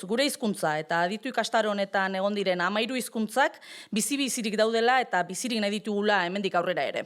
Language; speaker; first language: Basque; native; Basque